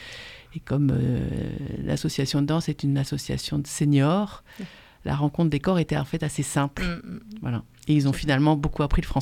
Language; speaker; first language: French; native; French